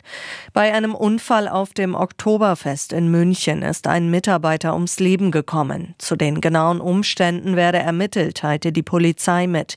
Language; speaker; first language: German; native; German